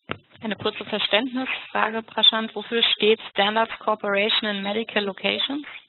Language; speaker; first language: German; native; German